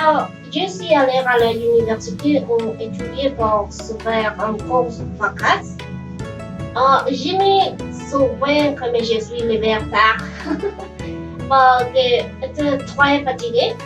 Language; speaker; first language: French; non-native, learner; Spanish